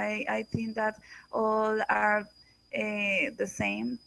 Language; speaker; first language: English; non-native, learner; Spanish